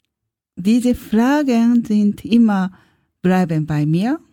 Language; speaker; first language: German; non-native, learner; Japanese